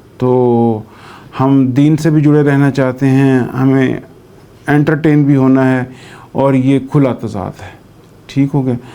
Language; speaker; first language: Urdu; non-native, local second language; Punjabi